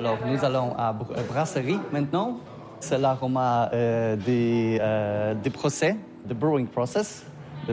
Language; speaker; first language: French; non-native, learner; Polish